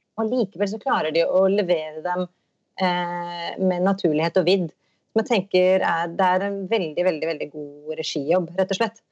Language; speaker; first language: Norwegian; native; Norwegian